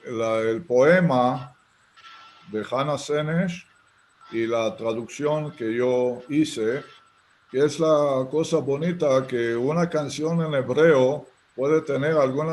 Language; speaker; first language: Spanish; non-native, fluent; Hebrew